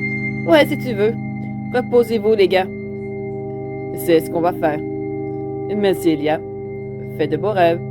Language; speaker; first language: French; native; French